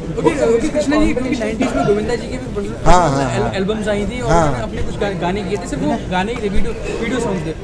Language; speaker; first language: Hindi; native; Hindi